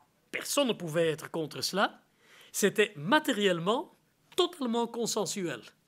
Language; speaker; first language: French; non-native, local second language; Dutch